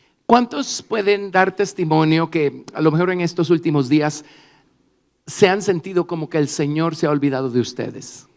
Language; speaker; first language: Spanish; native; Spanish